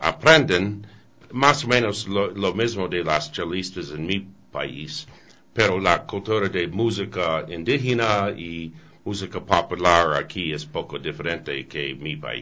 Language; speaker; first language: Spanish; non-native, learner; English